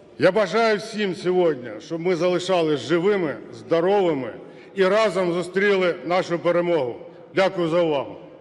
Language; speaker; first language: Ukrainian; non-native, local second language; Russian